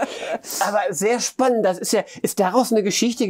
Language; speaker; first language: German; native; German